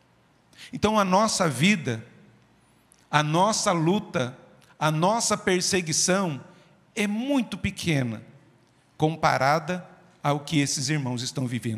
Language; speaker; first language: Portuguese; native; Portuguese